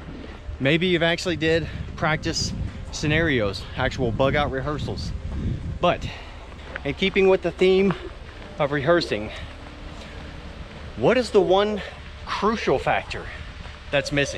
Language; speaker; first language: English; native; English